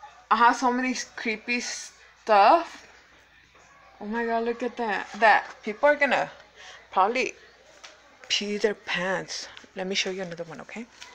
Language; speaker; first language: English; early bilingual, other home language; Spanish